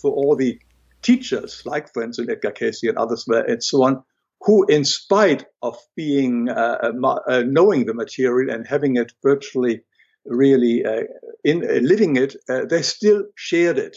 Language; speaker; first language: English; non-native, fluent; German